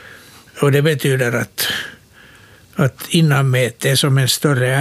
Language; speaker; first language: Swedish; native; Swedish